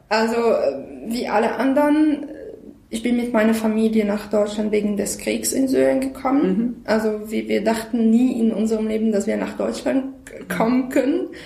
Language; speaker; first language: German; non-native, fluent; Arabic